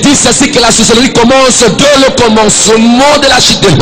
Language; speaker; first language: French; non-native, local second language; Lingala